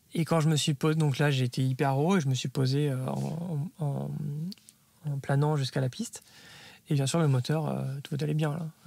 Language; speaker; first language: French; native; French